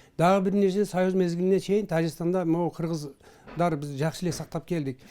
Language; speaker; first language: Kyrgyz; early bilingual, heritage; Kyrgyz